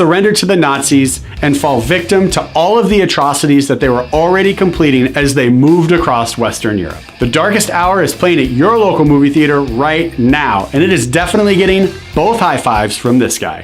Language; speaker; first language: English; native; English